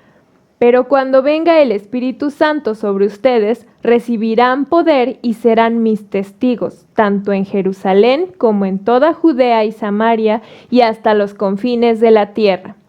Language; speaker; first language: Spanish; native; Spanish